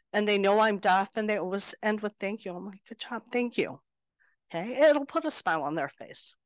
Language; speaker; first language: English; native; English